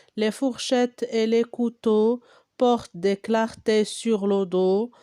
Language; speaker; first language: French; non-native, local second language; Arabic